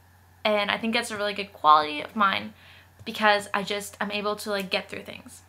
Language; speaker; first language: English; native; English